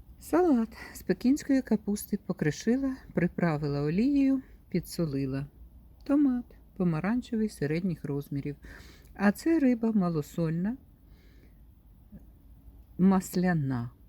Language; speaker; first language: Ukrainian; native; Ukrainian